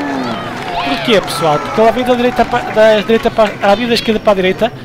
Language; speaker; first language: Portuguese; native; Portuguese